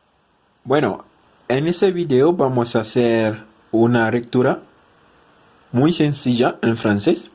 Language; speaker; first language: Spanish; non-native, fluent; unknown